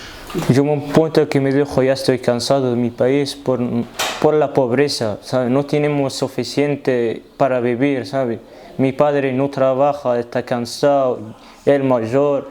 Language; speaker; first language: Spanish; non-native, learner; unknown